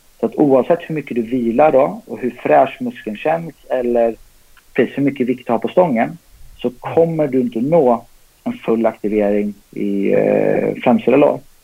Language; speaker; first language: Swedish; native; Swedish